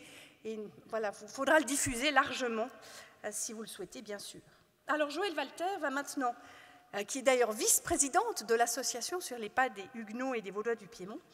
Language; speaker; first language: French; native; French